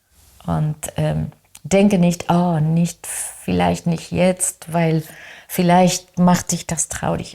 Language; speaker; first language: German; non-native, fluent; Spanish